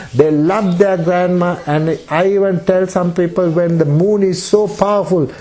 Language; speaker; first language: English; non-native, local second language; Sinhala